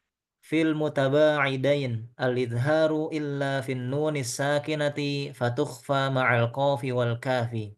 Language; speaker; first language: Arabic; non-native, learner; Indonesian